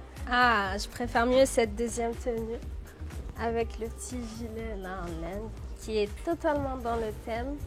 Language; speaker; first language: French; non-native, local second language; Arabic